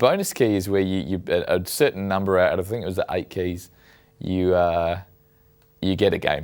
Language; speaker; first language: English; native; English